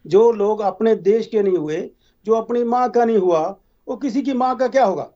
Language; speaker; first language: Hindi; native; Hindi